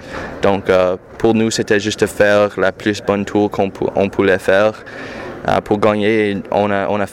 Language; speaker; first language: French; non-native, local second language; English